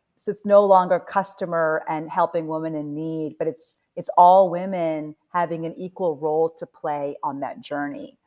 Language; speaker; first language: English; native; English